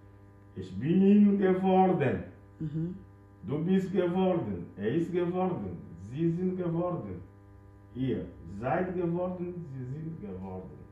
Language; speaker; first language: German; non-native, fluent; French